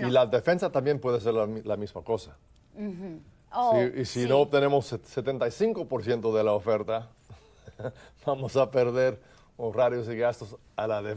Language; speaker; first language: Spanish; non-native, fluent; English